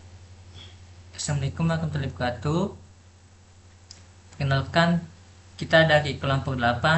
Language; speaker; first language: Indonesian; native; Indonesian